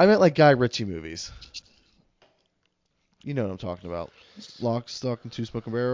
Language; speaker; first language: English; native; English